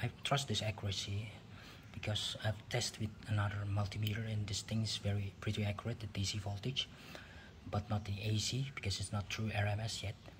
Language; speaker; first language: English; non-native, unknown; Indonesian